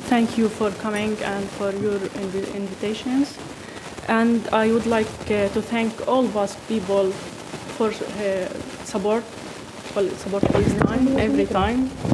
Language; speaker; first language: English; non-native, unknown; Arabic